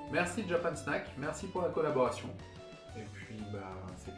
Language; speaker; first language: French; native; French